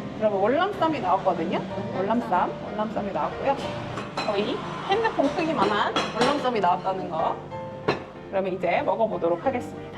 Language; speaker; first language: Korean; native; Korean